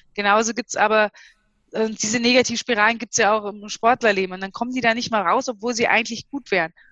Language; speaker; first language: German; native; German